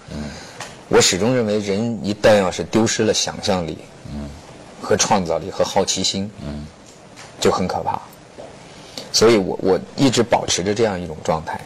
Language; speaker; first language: Chinese; native; Chinese